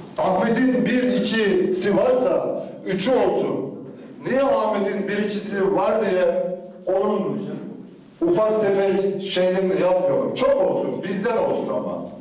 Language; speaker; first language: Turkish; native; Turkish